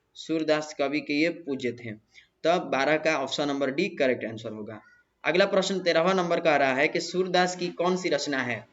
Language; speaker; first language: Hindi; native; Hindi